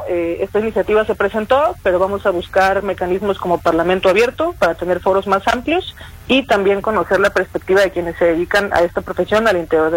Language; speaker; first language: Spanish; native; Spanish